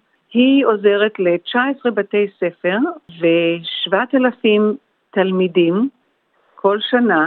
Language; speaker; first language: Hebrew; early bilingual, heritage; Hebrew